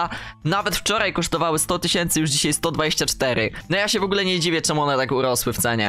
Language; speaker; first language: Polish; native; Polish